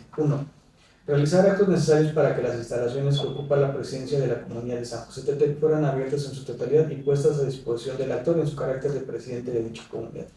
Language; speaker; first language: Spanish; native; Spanish